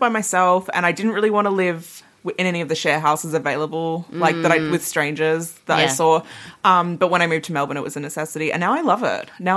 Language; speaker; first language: English; native; English